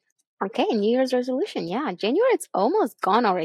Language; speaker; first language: English; non-native, fluent; Bulgarian